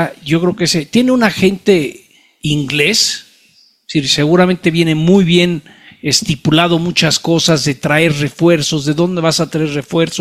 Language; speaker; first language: Spanish; native; Spanish